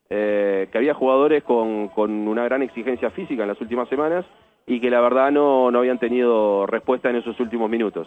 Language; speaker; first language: Spanish; native; Spanish